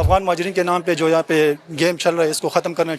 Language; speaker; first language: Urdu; non-native, local second language; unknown